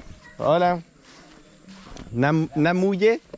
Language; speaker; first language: Spanish; non-native, learner; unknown